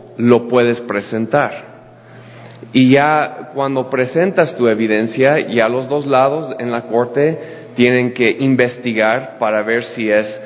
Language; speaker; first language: Spanish; non-native, fluent; English